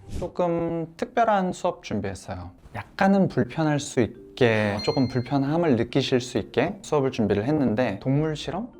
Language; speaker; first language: Korean; native; Korean